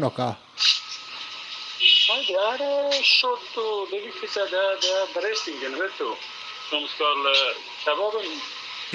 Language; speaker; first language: Norwegian; non-native, learner; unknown